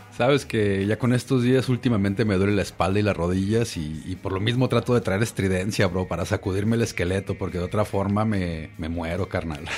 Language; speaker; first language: Spanish; native; Spanish